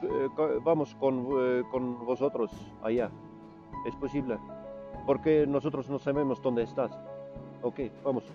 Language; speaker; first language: Spanish; non-native, learner; Estonian